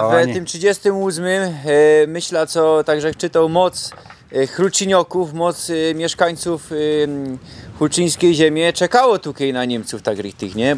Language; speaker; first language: Polish; non-native, local second language; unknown